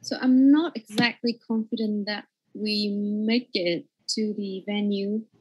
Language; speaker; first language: English; non-native, fluent; Vietnamese